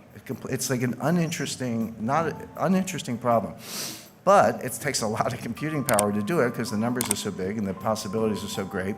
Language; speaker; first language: English; native; English